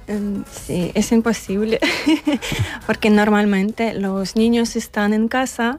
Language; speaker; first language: Spanish; non-native, learner; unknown